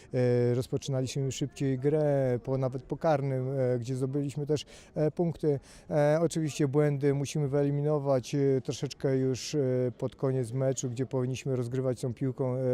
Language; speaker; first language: Polish; native; Polish